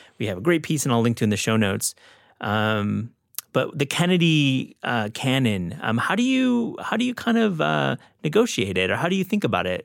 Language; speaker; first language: English; native; English